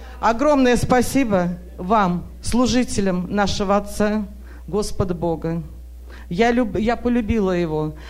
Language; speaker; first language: Russian; native; Russian